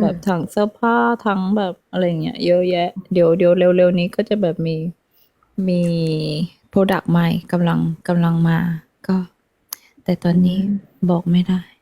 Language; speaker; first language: Thai; early bilingual, heritage; Thai